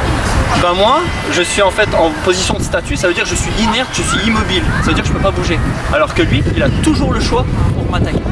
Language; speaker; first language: French; native; French